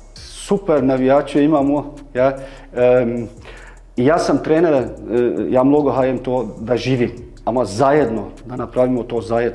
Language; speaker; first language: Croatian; early bilingual, heritage; Croatian